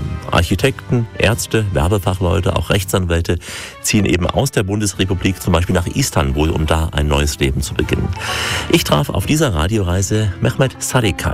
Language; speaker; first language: German; native; German